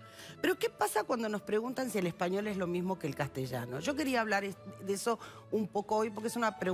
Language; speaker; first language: Spanish; native; Spanish